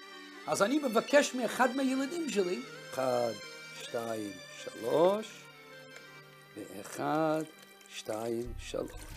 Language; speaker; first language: Hebrew; non-native, fluent; Russian